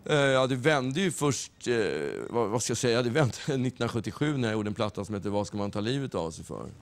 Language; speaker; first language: Swedish; native; Swedish